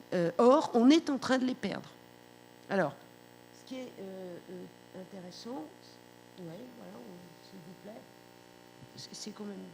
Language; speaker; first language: French; native; French